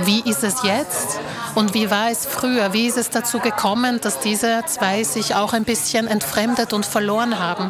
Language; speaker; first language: German; early bilingual, other home language; Slovak